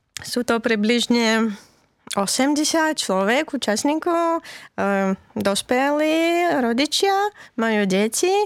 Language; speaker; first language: Slovak; non-native, fluent; Russian